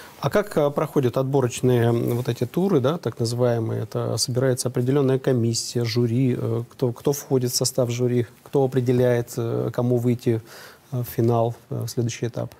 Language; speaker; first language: Russian; native; Russian